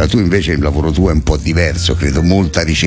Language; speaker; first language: Italian; native; Italian